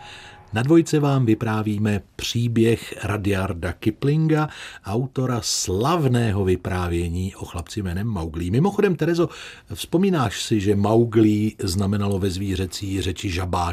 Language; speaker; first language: Czech; native; Czech